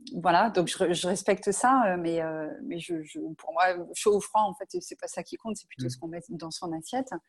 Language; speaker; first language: French; native; French